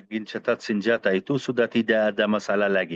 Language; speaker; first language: Indonesian; non-native, fluent; Arabic